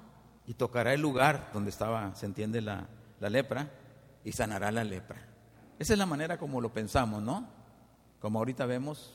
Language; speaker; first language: Spanish; native; Spanish